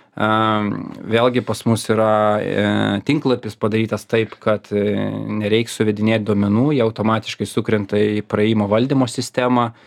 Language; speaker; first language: Lithuanian; non-native, local second language; Russian